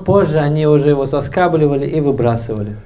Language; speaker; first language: Russian; native; Russian